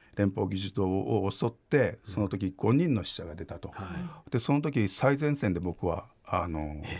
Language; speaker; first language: Japanese; native; Japanese